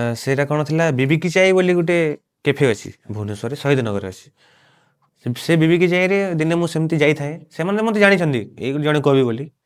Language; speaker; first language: Odia; non-native, local second language; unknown